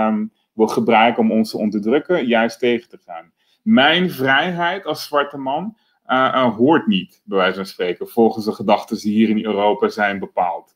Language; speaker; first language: Dutch; native; Dutch